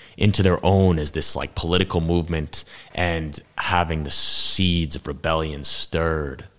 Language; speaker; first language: English; native; English